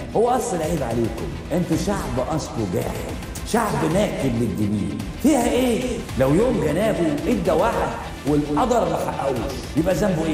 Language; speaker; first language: Arabic; native; Arabic